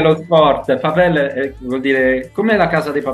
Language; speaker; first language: Italian; native; Italian